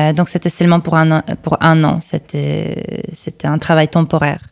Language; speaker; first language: French; non-native, fluent; Polish